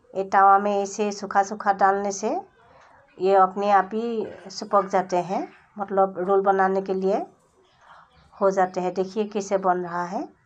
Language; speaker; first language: Hindi; non-native, local second language; Assamese